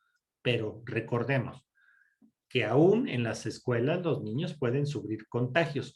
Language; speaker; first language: Spanish; native; Spanish